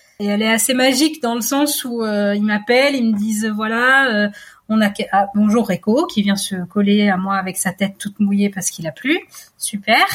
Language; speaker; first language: French; native; French